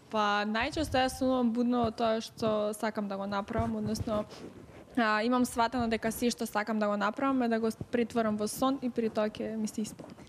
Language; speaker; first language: Macedonian; native; Macedonian